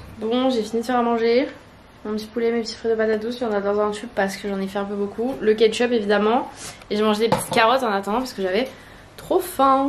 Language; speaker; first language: French; native; French